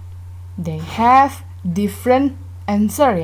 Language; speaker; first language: English; non-native, learner; Indonesian